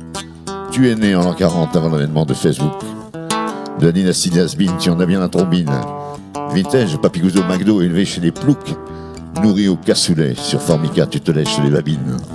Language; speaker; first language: French; native; French